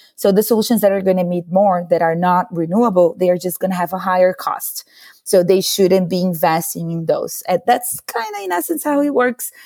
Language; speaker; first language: English; non-native, fluent; Portuguese